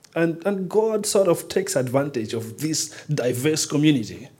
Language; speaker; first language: English; non-native, local second language; Nyanja